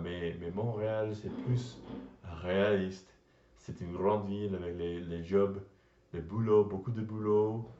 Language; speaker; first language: French; non-native, learner; English